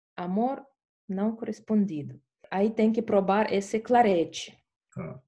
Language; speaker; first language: Portuguese; non-native, fluent; Estonian